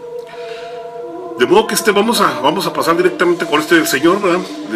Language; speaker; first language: Spanish; native; Spanish